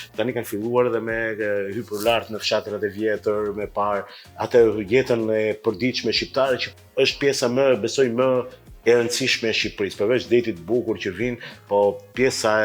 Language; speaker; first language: Albanian; native; Albanian